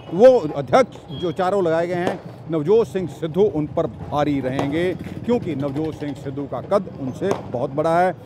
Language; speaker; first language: Hindi; non-native, local second language; Punjabi